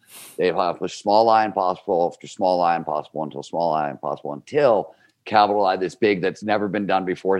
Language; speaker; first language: English; native; English